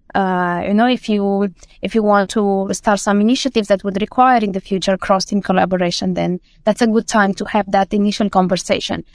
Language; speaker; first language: English; non-native, fluent; Romanian